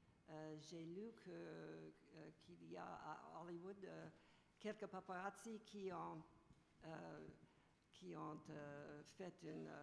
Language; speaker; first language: French; non-native, fluent; English